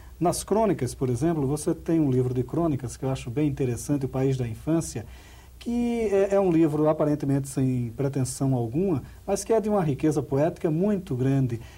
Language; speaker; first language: Portuguese; native; Portuguese